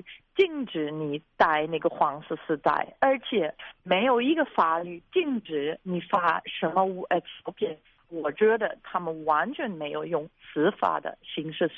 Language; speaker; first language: Chinese; non-native, fluent; German